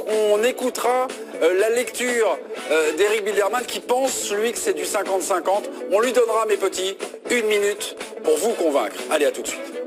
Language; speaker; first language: French; native; French